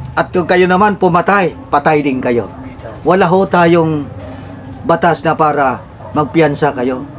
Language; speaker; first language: Filipino; non-native, local second language; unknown